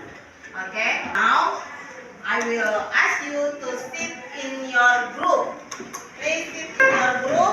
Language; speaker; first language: English; non-native, learner; Indonesian